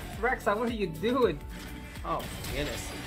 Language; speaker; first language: English; native; English